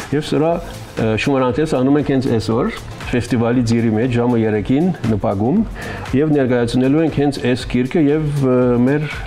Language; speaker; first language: Armenian; native; Armenian